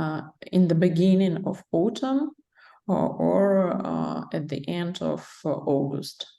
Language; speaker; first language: English; non-native, learner; Russian